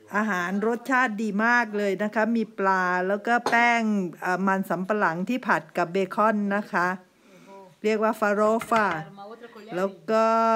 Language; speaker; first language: Thai; native; Thai